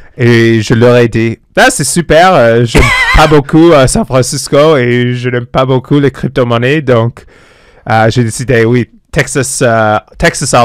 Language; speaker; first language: French; non-native, fluent; English